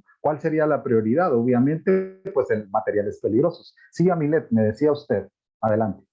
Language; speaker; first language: Spanish; native; Spanish